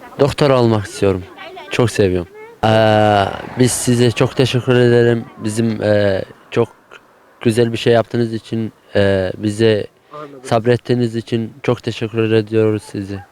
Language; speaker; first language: Turkish; early bilingual, other home language; Arabic